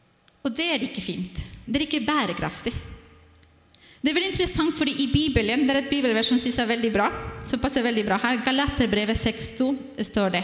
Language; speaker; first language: Norwegian; non-native, fluent; Spanish